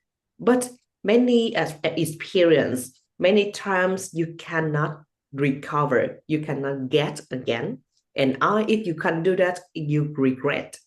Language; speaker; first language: English; non-native, learner; Vietnamese